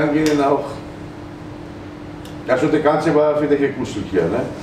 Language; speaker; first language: German; non-native, fluent; Greek